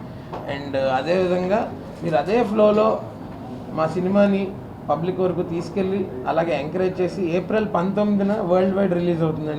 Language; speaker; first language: Telugu; native; Telugu